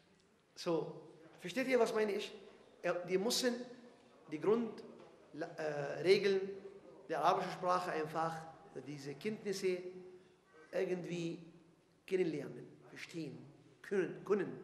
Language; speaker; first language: German; non-native, fluent; Arabic